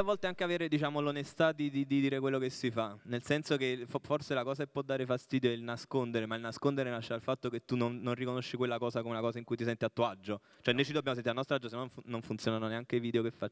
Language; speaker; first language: Italian; native; Italian